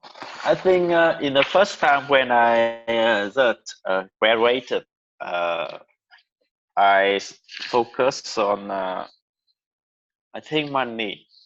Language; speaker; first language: English; non-native, learner; Vietnamese